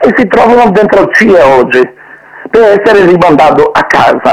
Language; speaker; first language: Italian; non-native, fluent; Portuguese